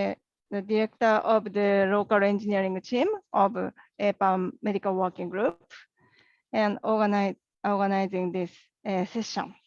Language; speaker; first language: English; non-native, learner; Japanese